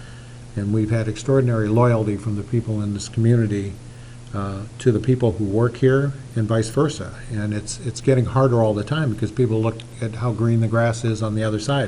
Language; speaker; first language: English; native; English